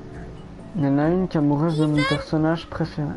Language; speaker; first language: French; native; French